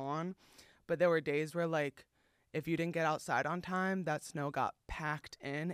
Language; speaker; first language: English; native; English